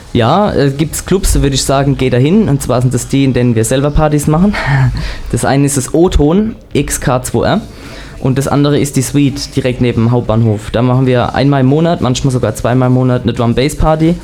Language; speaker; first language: German; native; German